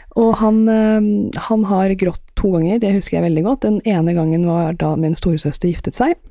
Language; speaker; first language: Norwegian; early bilingual, other home language; Persian